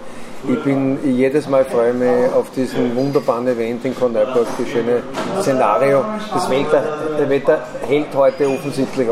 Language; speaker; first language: German; native; German